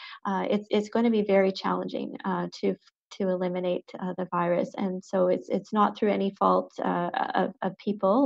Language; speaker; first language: English; native; English